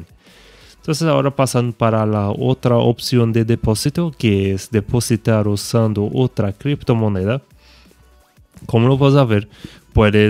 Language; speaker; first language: Spanish; non-native, fluent; Portuguese